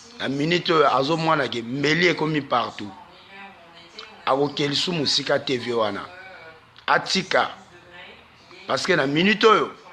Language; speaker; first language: Lingala; native; Lingala